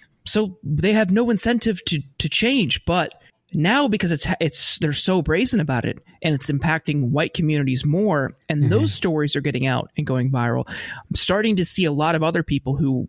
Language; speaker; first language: English; native; English